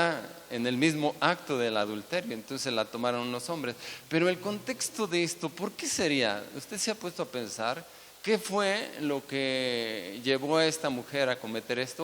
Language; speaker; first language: Spanish; native; Spanish